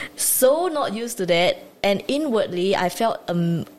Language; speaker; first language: English; native; English